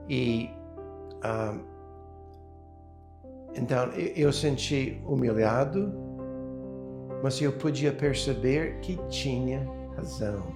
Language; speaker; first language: Portuguese; non-native, fluent; English